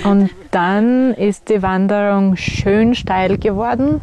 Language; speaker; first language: German; non-native, fluent; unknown